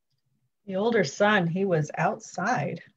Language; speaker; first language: English; native; English